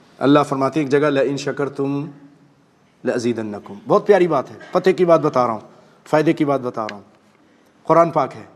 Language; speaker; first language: Urdu; native; Urdu